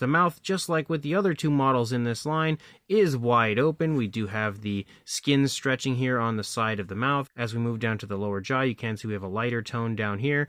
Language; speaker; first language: English; native; English